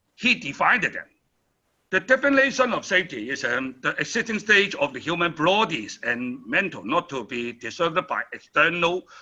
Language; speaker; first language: English; non-native, learner; Chinese